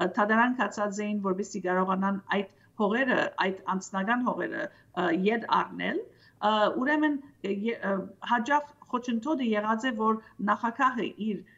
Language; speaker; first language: Armenian; early bilingual, heritage; Armenian